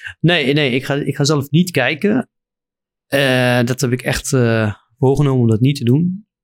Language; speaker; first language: Dutch; non-native, fluent; Arabic